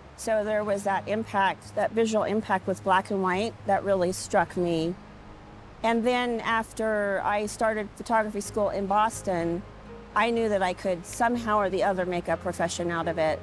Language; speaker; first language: English; native; English